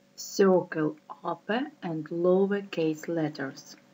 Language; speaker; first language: English; non-native, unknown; Ukrainian